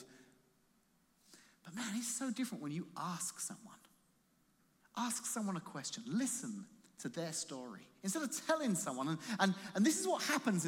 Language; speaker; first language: English; native; English